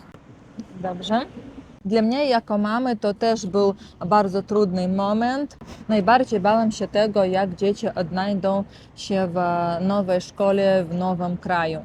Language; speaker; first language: Polish; non-native, learner; Russian